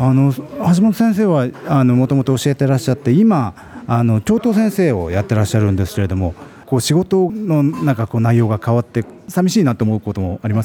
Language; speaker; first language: Japanese; native; Japanese